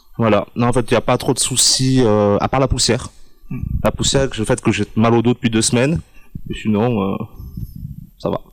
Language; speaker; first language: French; native; French